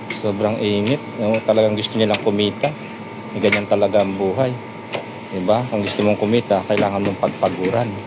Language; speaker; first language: Filipino; non-native, local second language; Pampanga